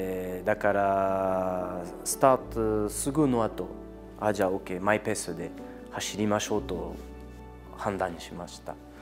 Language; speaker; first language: Japanese; non-native, fluent; French